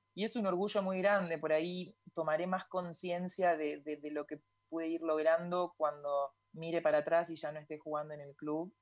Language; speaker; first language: Spanish; native; Spanish